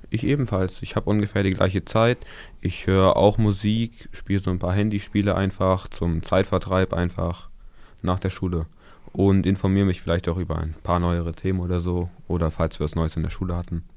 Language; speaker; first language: German; native; German